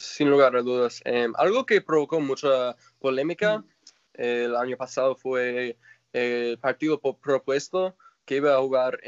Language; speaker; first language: Spanish; non-native, fluent; English